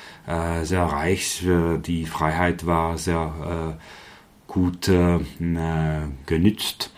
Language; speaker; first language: German; non-native, fluent; Czech